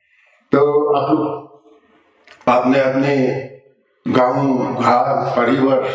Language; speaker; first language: Hindi; non-native, local second language; Ladakhi